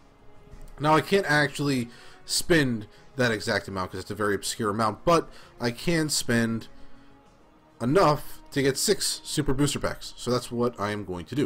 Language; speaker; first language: English; native; English